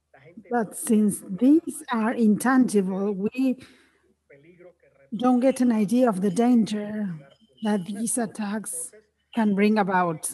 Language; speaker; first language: English; non-native, fluent; Spanish